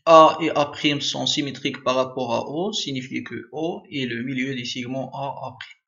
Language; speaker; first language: French; non-native, local second language; Arabic